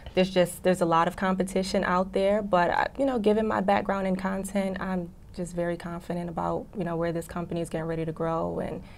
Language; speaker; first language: English; native; English